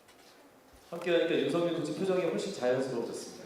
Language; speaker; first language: Korean; native; Korean